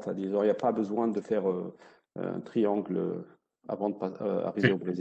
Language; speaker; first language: French; non-native, local second language; Arabic